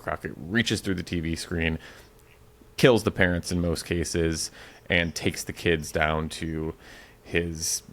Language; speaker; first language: English; native; English